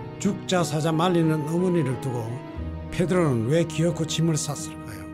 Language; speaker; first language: Korean; native; Korean